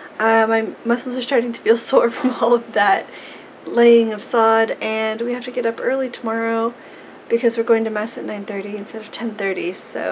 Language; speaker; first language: English; native; English